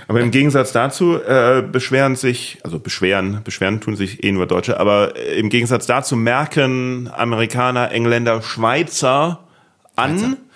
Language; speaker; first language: German; native; German